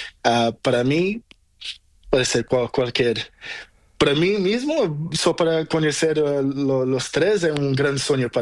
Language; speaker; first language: Spanish; non-native, learner; Portuguese